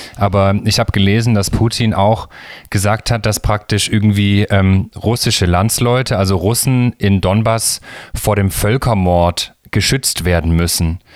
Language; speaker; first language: German; native; German